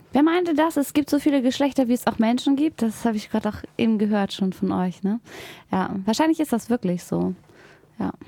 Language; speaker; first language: German; native; German